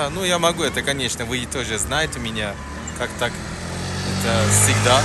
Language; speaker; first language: Russian; non-native, learner; Turkish